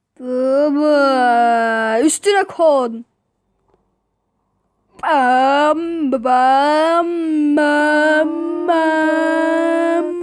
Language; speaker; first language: Turkish; native; Turkish